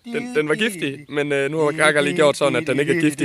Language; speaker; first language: Danish; native; Danish